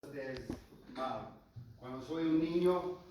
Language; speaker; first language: Spanish; non-native, learner; English